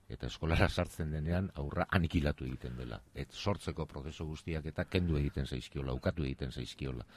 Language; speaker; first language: Basque; native; Basque